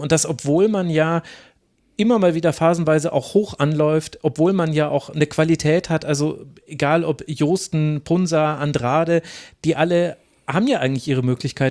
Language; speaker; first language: German; native; German